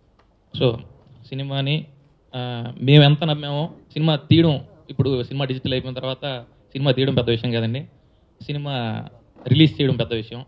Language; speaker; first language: Telugu; native; Telugu